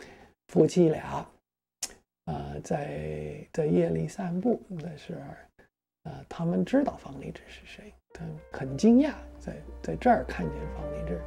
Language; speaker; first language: Chinese; non-native, fluent; English